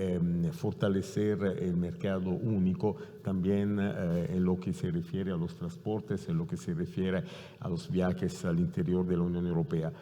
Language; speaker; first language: Spanish; non-native, fluent; Italian